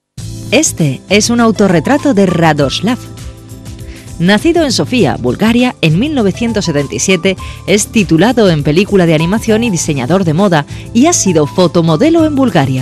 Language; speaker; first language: Spanish; native; Spanish